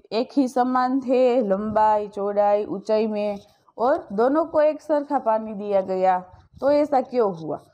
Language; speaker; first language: Hindi; non-native, local second language; Gujarati